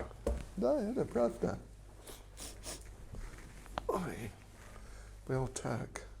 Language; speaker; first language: Russian; non-native, learner; English